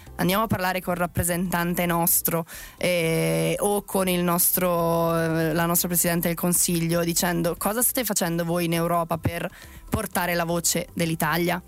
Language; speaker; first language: Italian; native; Italian